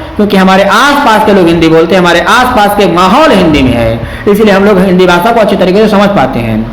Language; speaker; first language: Hindi; native; Hindi